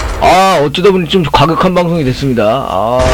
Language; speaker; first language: Korean; native; Korean